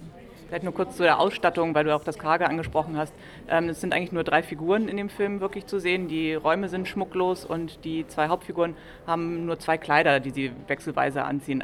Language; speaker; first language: German; native; German